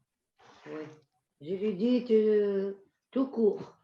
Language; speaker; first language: French; non-native, local second language; Arabic